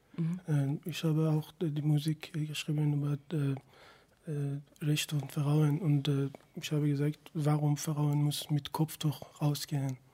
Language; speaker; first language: German; non-native, learner; Persian